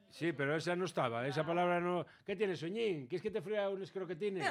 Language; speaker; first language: Spanish; native; Spanish